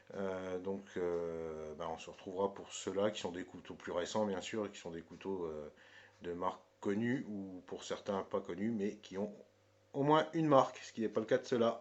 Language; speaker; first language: French; native; French